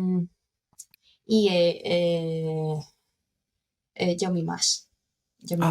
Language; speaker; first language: Japanese; non-native, learner; Spanish